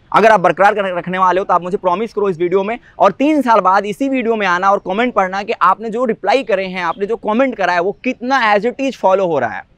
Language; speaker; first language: Hindi; native; Hindi